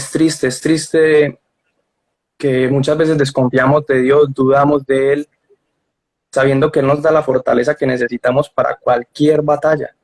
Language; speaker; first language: Spanish; native; Spanish